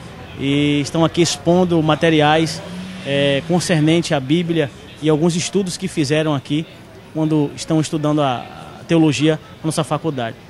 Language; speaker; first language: Portuguese; native; Portuguese